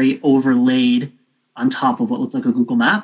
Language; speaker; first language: English; native; English